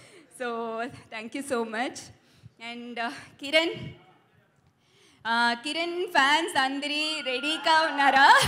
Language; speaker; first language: Telugu; non-native, learner; Tamil